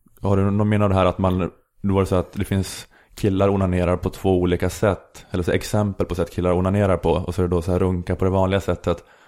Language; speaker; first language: Swedish; native; Swedish